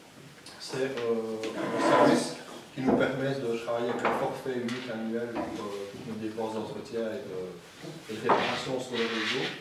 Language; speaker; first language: French; native; French